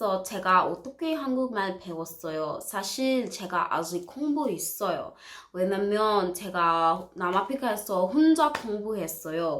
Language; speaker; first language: Korean; non-native, learner; English